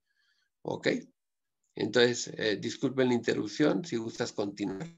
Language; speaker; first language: Spanish; native; Spanish